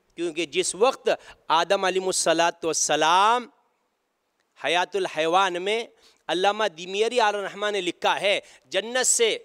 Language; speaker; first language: Urdu; native; Urdu